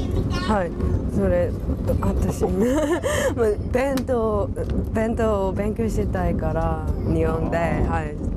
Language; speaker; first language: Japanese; non-native, learner; Korean